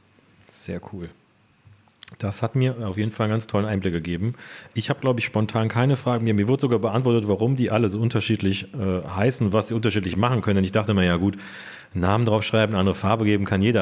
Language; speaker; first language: German; native; German